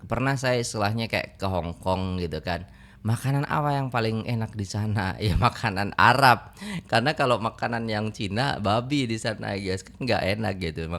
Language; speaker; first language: Indonesian; native; Indonesian